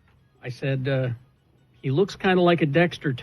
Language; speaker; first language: English; native; English